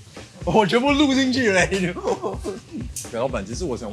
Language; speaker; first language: Chinese; non-native, local second language; English